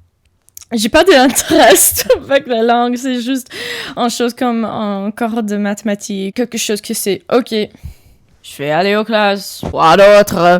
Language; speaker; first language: French; non-native, learner; English